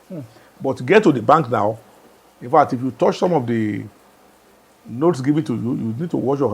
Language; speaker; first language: English; non-native, local second language; Yoruba